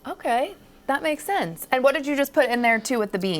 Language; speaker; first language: English; native; English